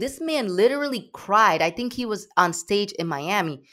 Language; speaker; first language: English; early bilingual, other home language; Spanish